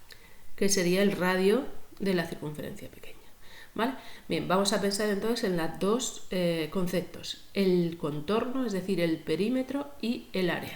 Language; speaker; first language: Spanish; native; Spanish